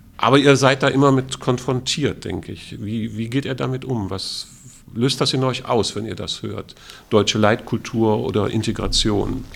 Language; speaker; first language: German; native; German